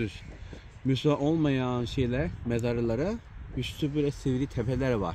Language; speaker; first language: Turkish; non-native, learner; Chinese